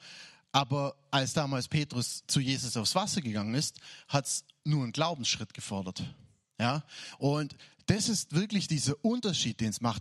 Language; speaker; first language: German; native; German